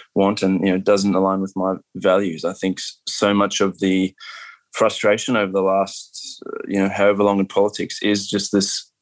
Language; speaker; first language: English; native; English